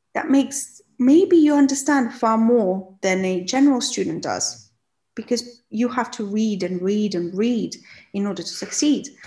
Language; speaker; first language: English; non-native, fluent; Russian